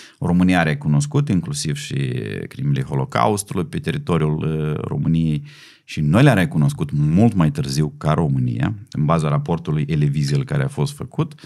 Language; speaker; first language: Romanian; native; Romanian